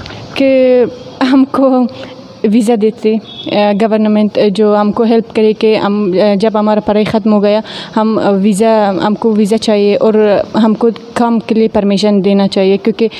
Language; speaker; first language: Hindi; non-native, fluent; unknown